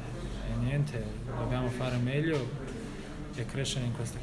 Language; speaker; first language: Italian; non-native, fluent; Bosnian